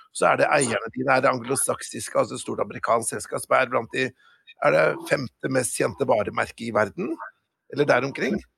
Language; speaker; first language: Norwegian; native; Norwegian